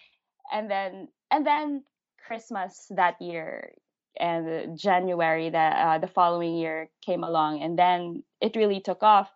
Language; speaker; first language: English; native; English